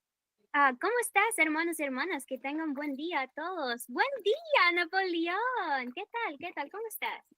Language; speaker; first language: Spanish; non-native, fluent; English